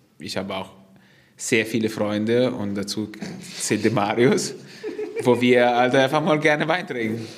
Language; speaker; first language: German; non-native, fluent; Italian